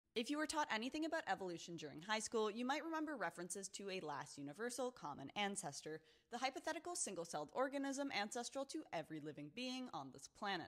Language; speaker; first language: English; native; English